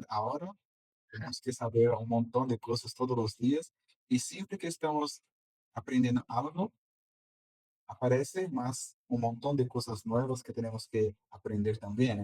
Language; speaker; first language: Spanish; non-native, fluent; Portuguese